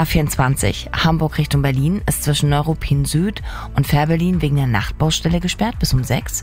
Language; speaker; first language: German; native; German